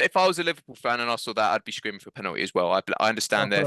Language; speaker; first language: English; native; English